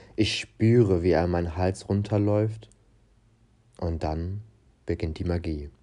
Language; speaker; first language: German; non-native, fluent; Portuguese